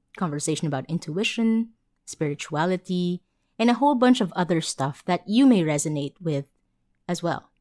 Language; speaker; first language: English; non-native, local second language; Filipino